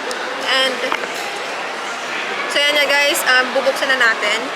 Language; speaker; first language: Filipino; native; Filipino